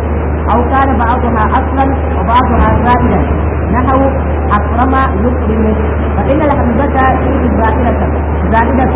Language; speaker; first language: Arabic; non-native, fluent; Hausa